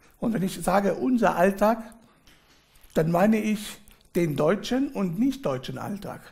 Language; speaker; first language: German; early bilingual, other home language; Arabic